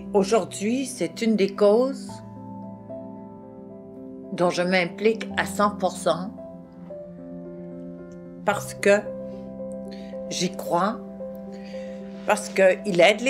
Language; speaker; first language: French; native; French